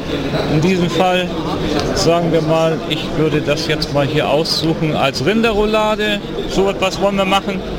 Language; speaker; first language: German; native; German